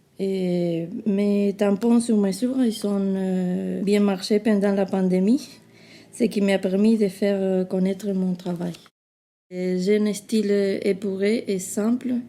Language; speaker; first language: French; non-native, fluent; Spanish